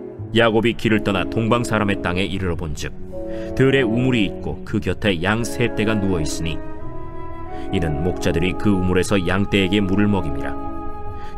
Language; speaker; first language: Korean; native; Korean